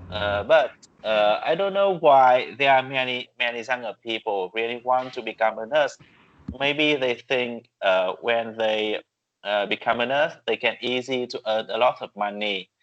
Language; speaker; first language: English; non-native, learner; Vietnamese